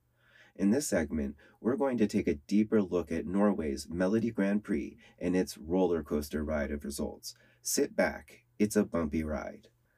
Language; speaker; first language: English; native; English